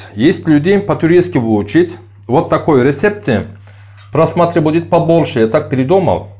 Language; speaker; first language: Russian; non-native, learner; Turkish